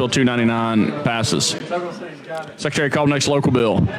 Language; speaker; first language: English; native; English